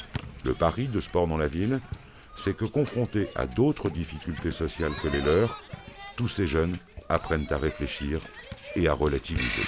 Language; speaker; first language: French; native; French